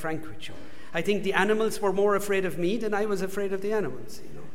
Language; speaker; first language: English; native; English